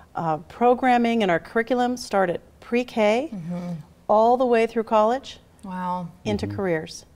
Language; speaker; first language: English; native; English